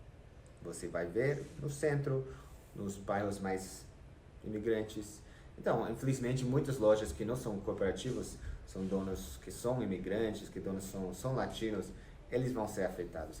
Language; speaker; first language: Portuguese; non-native, fluent; English